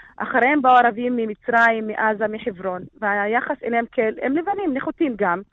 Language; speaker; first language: Hebrew; non-native, local second language; Arabic